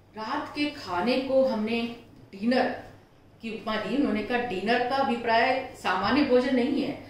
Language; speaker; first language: Hindi; native; Hindi